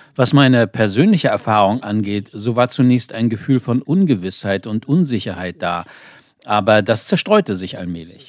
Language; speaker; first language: German; non-native, fluent; Ukrainian